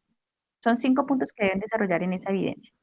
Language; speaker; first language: Spanish; native; Spanish